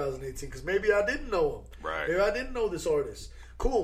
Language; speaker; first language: English; native; English